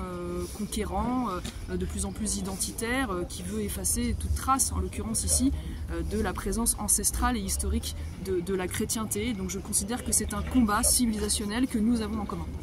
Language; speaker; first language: French; native; French